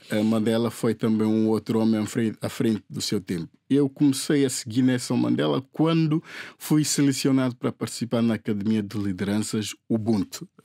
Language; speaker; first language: Portuguese; non-native, local second language; Upper Guinea Crioulo